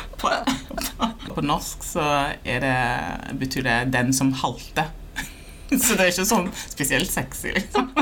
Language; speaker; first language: Norwegian; early bilingual, other home language; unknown